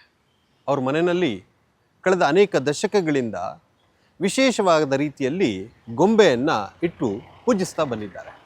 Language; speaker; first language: Kannada; native; Kannada